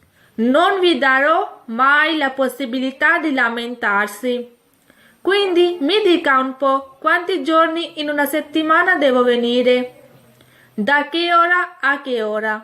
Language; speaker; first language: Italian; non-native, fluent; Urdu